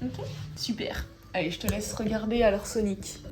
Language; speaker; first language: French; native; French